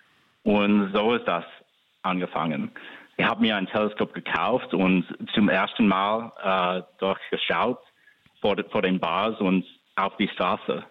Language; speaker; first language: German; non-native, fluent; English